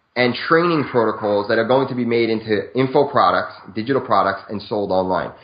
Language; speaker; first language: English; native; English